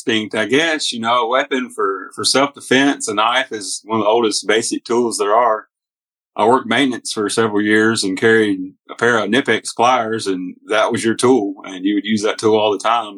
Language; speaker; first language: English; native; English